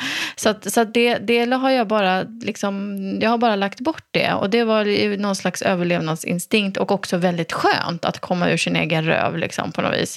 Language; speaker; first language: Swedish; native; Swedish